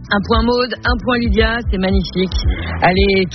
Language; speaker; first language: French; native; French